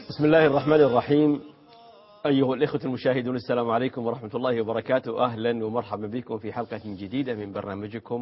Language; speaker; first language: Arabic; native; Arabic